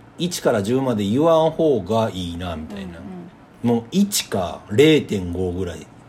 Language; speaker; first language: Japanese; native; Japanese